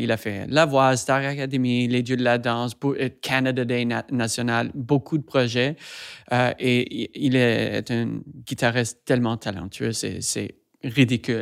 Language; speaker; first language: French; non-native, fluent; English